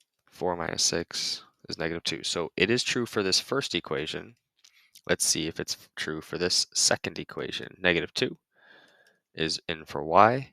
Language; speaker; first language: English; native; English